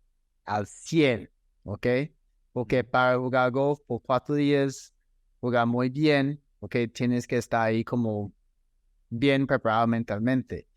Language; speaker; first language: Spanish; non-native, fluent; English